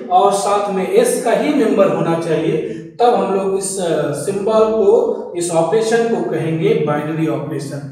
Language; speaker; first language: Hindi; native; Hindi